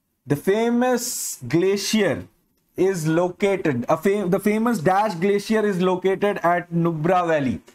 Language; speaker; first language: English; non-native, local second language; Bangla